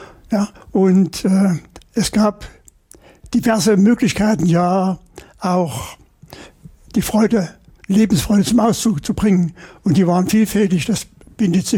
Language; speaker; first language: German; native; German